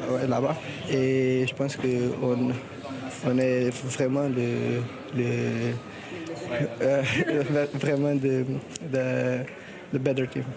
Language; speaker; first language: French; non-native, learner; Portuguese